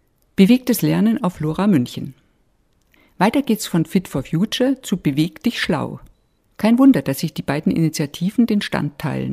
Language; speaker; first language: German; native; German